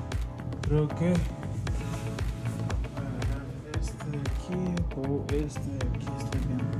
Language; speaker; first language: Spanish; early bilingual, other home language; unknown